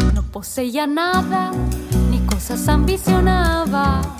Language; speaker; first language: Spanish; native; Spanish